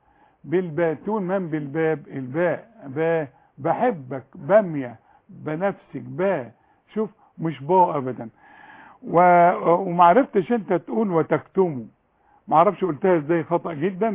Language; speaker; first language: Arabic; native; Arabic